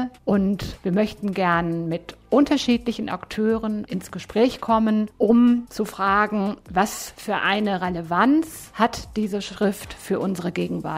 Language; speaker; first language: German; native; German